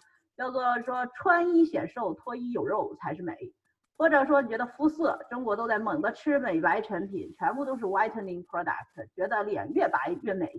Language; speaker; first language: Chinese; native; Chinese